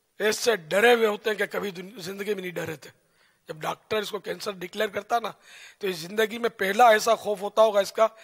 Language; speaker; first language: Urdu; native; Urdu